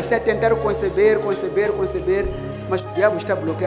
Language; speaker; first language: Portuguese; non-native, local second language; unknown